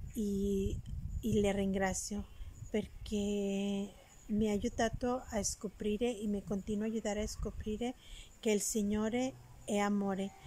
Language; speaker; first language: Italian; non-native, learner; Spanish